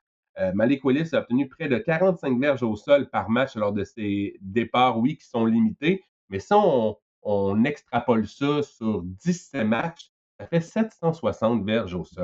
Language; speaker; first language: French; native; French